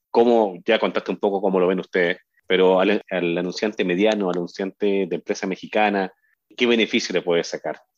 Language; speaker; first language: Spanish; native; Spanish